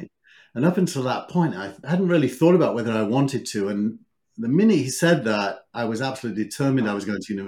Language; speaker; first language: English; native; English